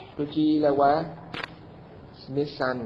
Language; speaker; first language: Japanese; non-native, learner; Vietnamese